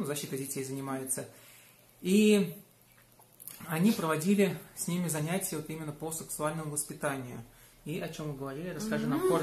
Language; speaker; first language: Russian; native; Russian